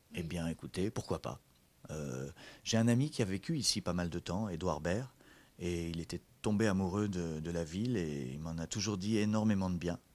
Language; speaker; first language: French; native; French